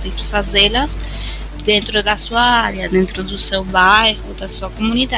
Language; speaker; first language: Portuguese; non-native, fluent; Spanish